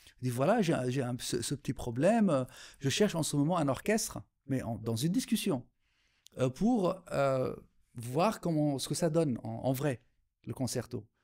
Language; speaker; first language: French; non-native, local second language; Arabic